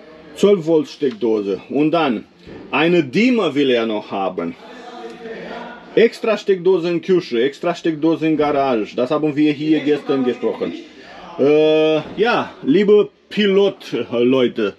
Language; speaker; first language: German; non-native, fluent; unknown